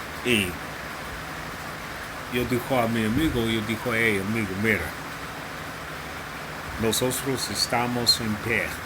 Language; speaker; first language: Spanish; non-native, learner; English